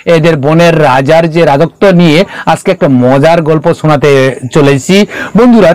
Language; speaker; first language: Bangla; non-native, local second language; Kok Borok